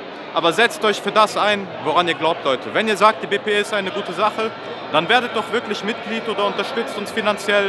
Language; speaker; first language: German; native; German